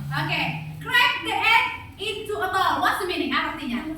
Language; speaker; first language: English; non-native, learner; Indonesian